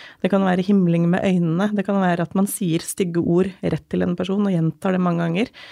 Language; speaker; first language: Norwegian; native; Norwegian